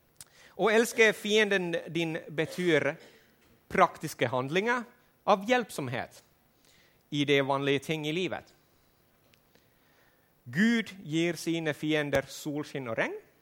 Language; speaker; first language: Swedish; non-native, learner; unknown